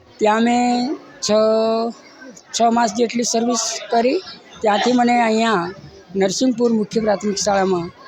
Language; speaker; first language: Gujarati; native; Gujarati